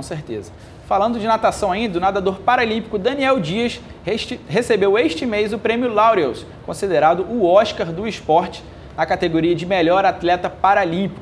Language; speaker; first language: Portuguese; native; Portuguese